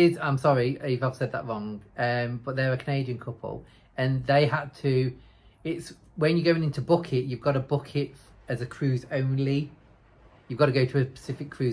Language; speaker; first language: English; native; English